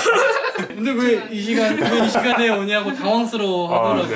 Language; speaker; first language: Korean; native; Korean